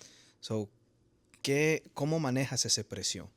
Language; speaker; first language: Spanish; early bilingual, heritage; Spanish